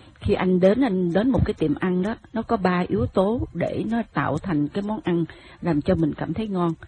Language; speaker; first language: Vietnamese; native; Vietnamese